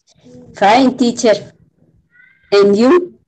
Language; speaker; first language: English; non-native, learner; Spanish